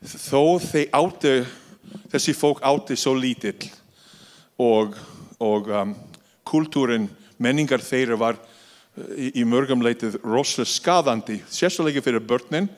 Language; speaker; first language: Icelandic; non-native, fluent; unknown